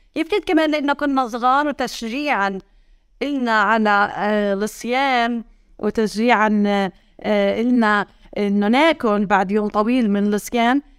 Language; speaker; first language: Arabic; native; Arabic